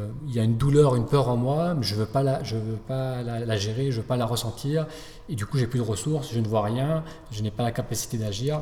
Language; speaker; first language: French; native; French